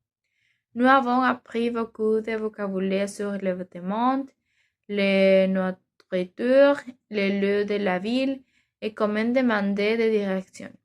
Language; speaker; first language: French; non-native, learner; Spanish